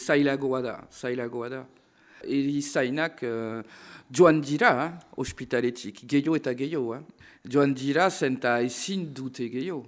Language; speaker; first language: Basque; non-native, local second language; French